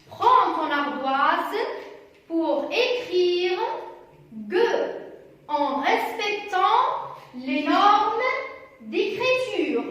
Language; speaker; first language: French; non-native, local second language; Arabic